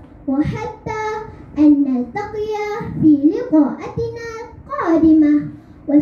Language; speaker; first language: Arabic; non-native, learner; Malay